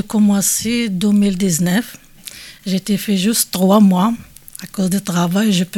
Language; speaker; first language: French; non-native, learner; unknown